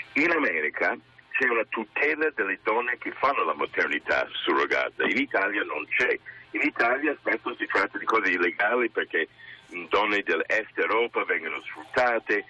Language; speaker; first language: Italian; non-native, fluent; English